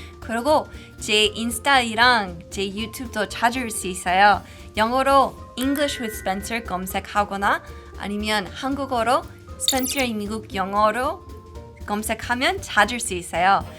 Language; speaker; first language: Korean; non-native, fluent; English